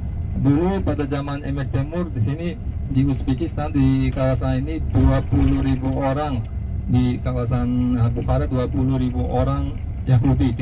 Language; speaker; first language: Indonesian; non-native, fluent; Uzbek